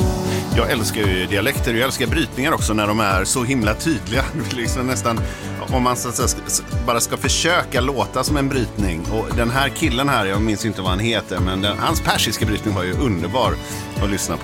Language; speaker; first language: Swedish; native; Swedish